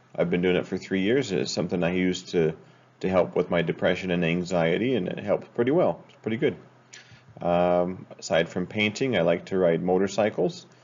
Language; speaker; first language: English; native; English